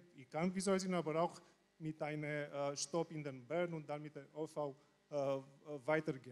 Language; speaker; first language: German; non-native, learner; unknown